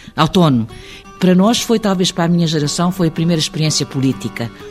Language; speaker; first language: Portuguese; early bilingual, heritage; Portuguese